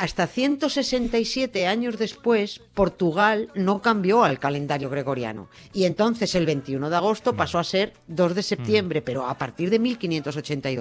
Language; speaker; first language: Spanish; native; Spanish